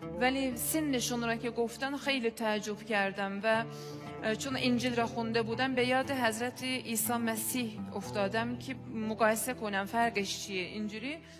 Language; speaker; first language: Persian; non-native, fluent; Azerbaijani